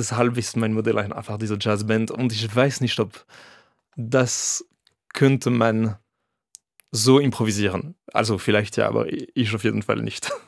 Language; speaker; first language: German; non-native, fluent; French